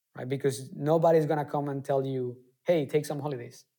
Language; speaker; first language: English; non-native, fluent; Spanish